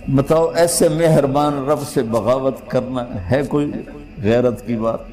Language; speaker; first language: Urdu; non-native, local second language; Punjabi